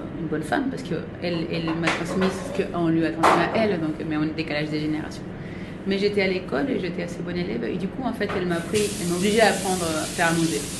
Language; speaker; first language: French; non-native, fluent; Spanish